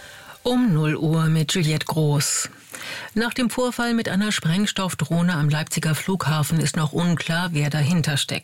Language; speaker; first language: German; native; German